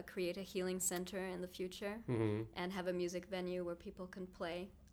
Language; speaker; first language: English; non-native, fluent; German